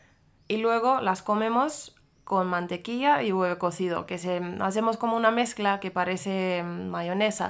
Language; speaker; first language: Spanish; non-native, fluent; Finnish